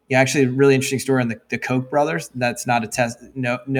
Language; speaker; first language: English; native; English